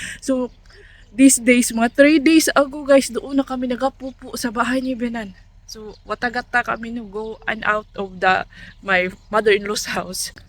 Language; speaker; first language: Filipino; non-native, local second language; Cebuano